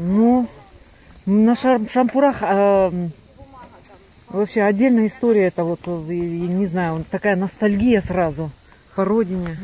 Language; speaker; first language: Russian; native; Russian